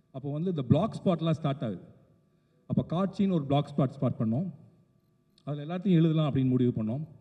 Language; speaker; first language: Tamil; native; Tamil